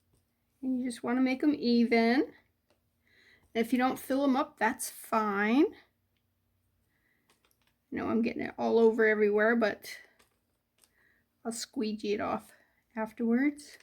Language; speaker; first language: English; native; English